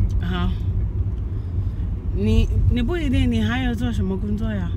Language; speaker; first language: Chinese; non-native, fluent; English